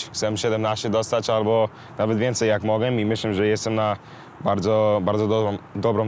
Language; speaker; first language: Polish; early bilingual, heritage; English